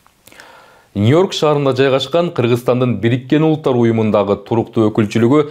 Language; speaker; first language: Kyrgyz; native; Kyrgyz